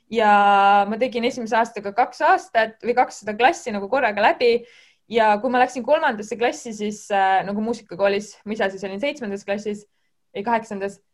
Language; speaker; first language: Estonian; native; Estonian